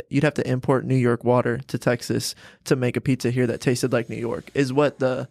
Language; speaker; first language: English; native; English